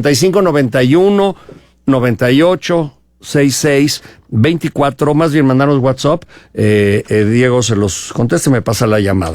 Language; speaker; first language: Spanish; native; Spanish